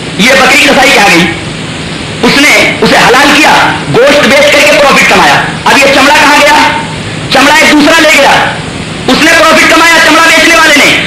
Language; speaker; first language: Urdu; native; Urdu